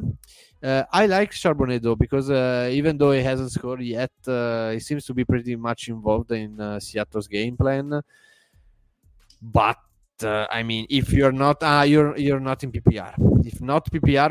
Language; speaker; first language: English; non-native, fluent; Italian